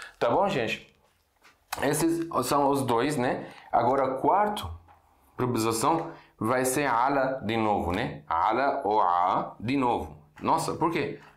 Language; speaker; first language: Portuguese; non-native, fluent; Arabic